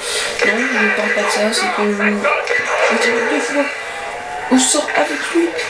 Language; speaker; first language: French; native; French